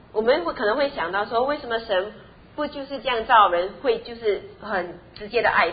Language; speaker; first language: Chinese; native; Chinese